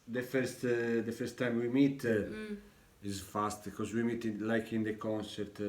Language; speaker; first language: English; non-native, learner; Italian